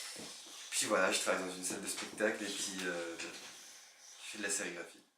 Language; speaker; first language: French; native; French